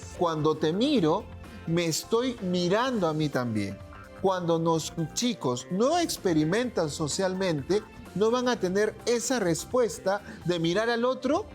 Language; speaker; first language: Spanish; native; Spanish